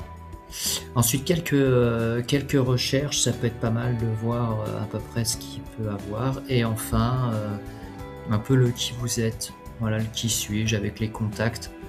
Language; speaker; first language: French; native; French